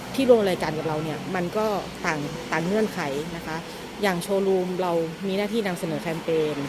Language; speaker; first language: Thai; native; Thai